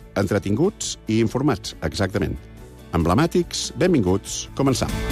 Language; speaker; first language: Catalan; native; Catalan